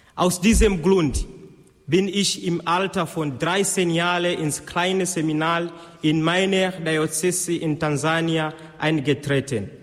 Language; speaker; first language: German; non-native, fluent; Swahili